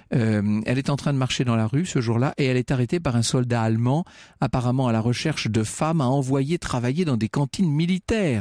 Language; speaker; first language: French; native; French